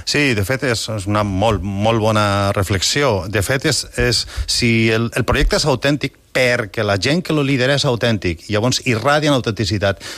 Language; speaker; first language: Catalan; non-native, local second language; Spanish